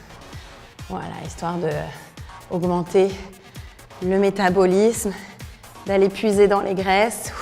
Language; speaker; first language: French; native; French